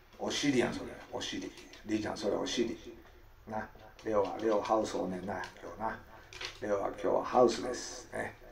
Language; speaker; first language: Japanese; native; Japanese